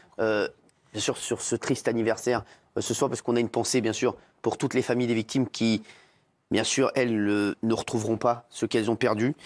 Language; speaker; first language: French; native; French